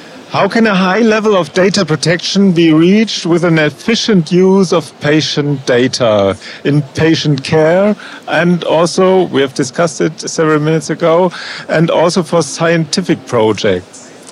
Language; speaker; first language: English; non-native, fluent; German